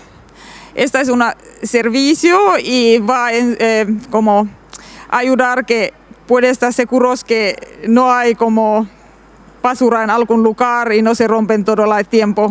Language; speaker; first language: Spanish; non-native, learner; Finnish